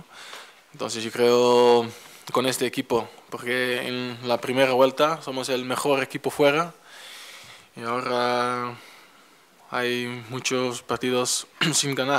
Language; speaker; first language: Spanish; non-native, fluent; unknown